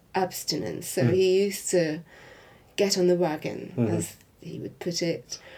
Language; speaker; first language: English; native; English